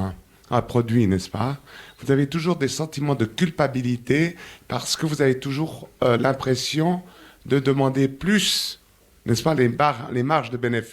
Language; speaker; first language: French; native; French